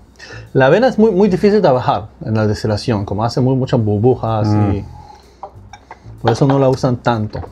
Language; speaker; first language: Spanish; non-native, fluent; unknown